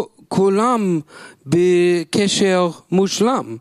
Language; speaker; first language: Hebrew; non-native, learner; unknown